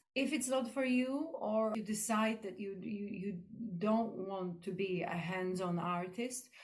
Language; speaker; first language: English; non-native, fluent; Polish